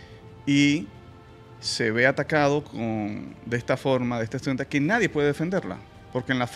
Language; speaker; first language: Spanish; native; Spanish